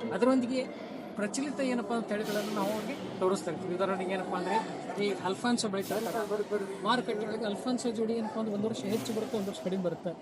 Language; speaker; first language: Kannada; native; Kannada